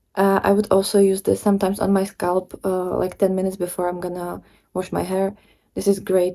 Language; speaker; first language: English; non-native, fluent; Czech